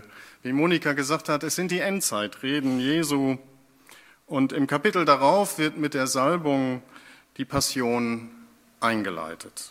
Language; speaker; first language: German; native; German